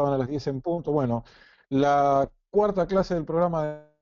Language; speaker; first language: Spanish; native; Spanish